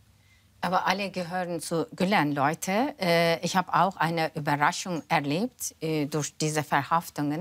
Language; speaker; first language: German; non-native, fluent; Turkish